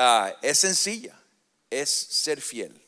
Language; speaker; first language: Spanish; early bilingual, heritage; Spanish